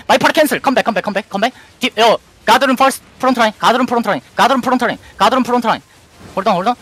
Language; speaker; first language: English; non-native, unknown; Korean